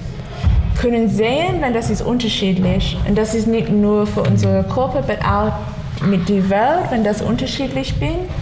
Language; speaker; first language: German; non-native, learner; English